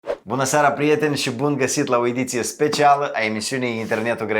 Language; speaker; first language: Romanian; native; Romanian